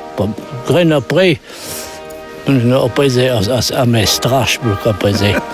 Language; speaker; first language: Slovenian; native; Slovenian